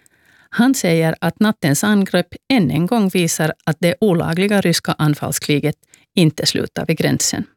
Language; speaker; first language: Swedish; native; Swedish